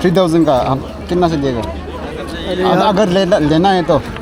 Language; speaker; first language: Hindi; non-native, local second language; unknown